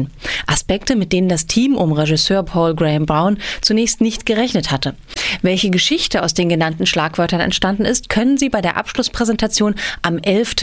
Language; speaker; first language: German; native; German